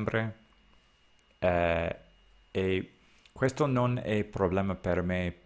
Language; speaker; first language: Italian; non-native, learner; English